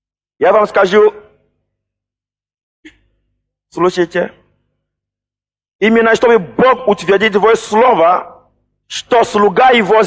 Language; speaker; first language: Russian; non-native, fluent; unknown